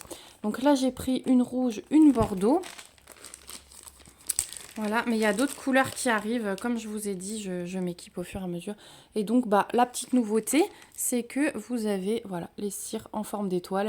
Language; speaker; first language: French; native; French